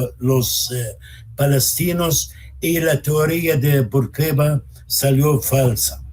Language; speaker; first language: Spanish; non-native, fluent; Arabic